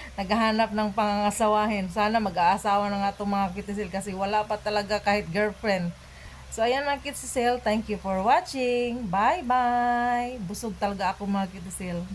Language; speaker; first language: Filipino; non-native, local second language; Cebuano